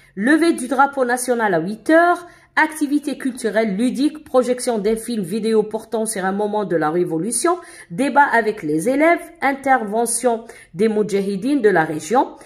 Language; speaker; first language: French; non-native, local second language; Arabic